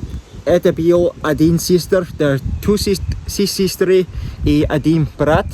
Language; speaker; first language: Russian; non-native, learner; English